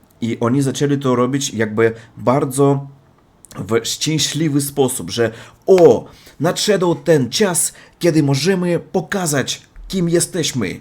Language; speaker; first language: Polish; non-native, learner; Russian